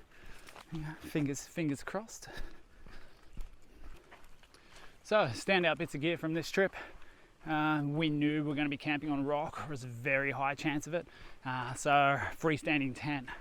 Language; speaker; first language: English; native; English